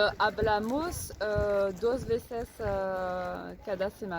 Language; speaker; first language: Spanish; non-native, learner; French